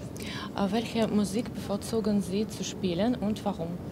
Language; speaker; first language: German; non-native, learner; Russian